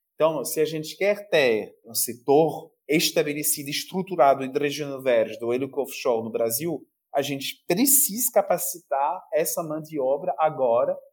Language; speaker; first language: Portuguese; non-native, fluent; French